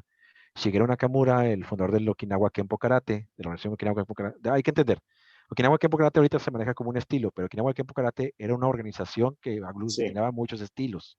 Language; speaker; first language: Spanish; native; Spanish